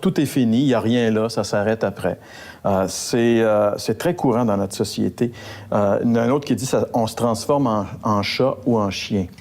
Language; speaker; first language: French; native; French